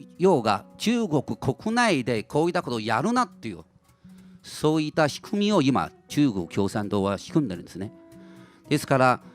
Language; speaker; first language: Japanese; non-native, fluent; Chinese